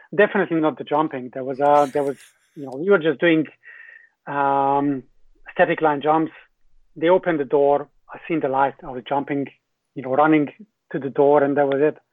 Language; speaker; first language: English; non-native, fluent; Hungarian